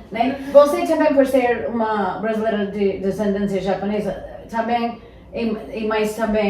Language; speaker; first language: Portuguese; non-native, fluent; English